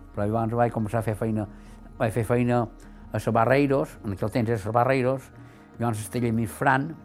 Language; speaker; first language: Catalan; native; Catalan